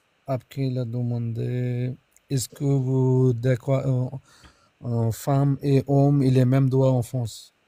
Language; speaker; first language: French; non-native, learner; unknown